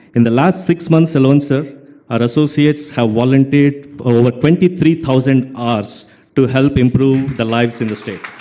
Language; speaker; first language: English; non-native, local second language; Telugu